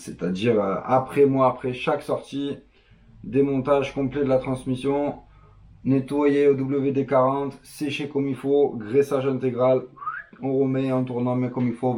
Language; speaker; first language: French; native; French